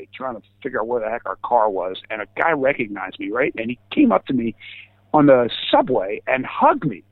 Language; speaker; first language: English; native; English